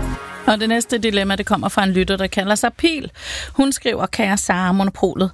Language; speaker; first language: Danish; native; Danish